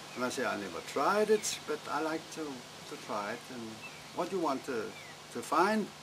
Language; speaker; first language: English; non-native, fluent; Danish